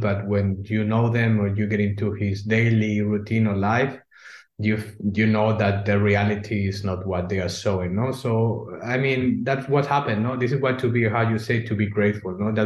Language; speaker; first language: English; non-native, fluent; Spanish